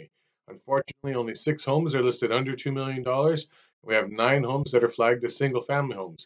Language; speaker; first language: English; native; English